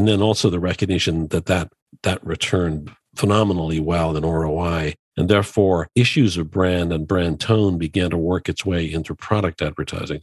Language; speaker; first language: English; native; English